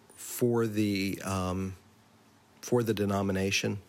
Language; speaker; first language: English; native; English